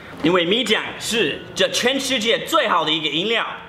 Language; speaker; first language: Chinese; non-native, fluent; English